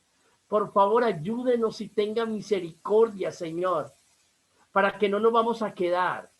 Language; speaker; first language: Spanish; native; Spanish